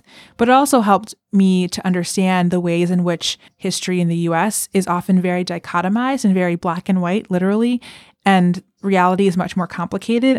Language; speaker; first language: English; native; English